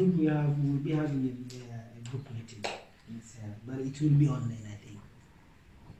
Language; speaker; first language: English; non-native, local second language; Swahili